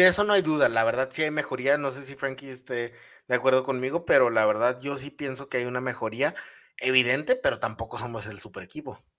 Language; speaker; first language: Spanish; native; Spanish